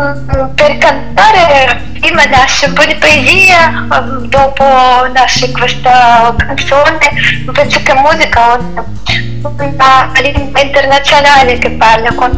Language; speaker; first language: Italian; non-native, learner; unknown